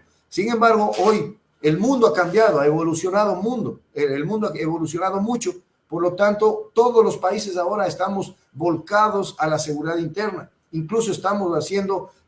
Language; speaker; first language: Spanish; native; Spanish